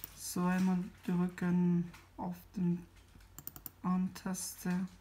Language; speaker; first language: German; non-native, learner; Persian